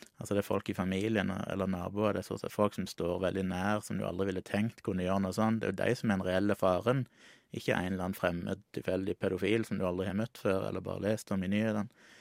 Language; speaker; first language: Norwegian; native; Norwegian